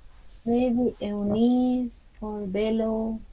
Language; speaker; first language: English; non-native, fluent; Spanish